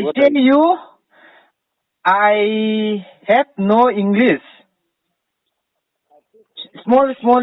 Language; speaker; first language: English; non-native, learner; Manipuri